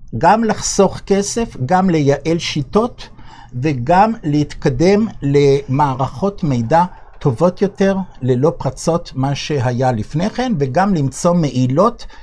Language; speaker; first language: Hebrew; early bilingual, other home language; Bulgarian